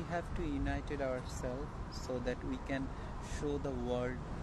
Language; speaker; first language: English; non-native, learner; Bangla